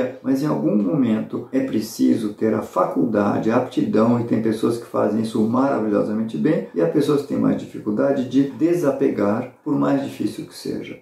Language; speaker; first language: Portuguese; native; Portuguese